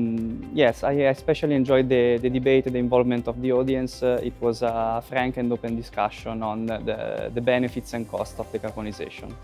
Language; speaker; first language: English; non-native, fluent; Italian